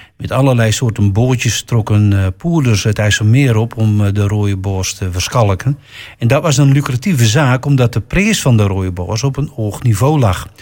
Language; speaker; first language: Dutch; native; Dutch